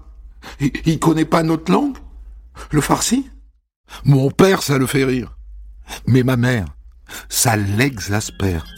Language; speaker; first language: French; native; French